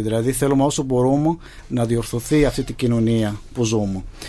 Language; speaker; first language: Greek; non-native, fluent; Arabic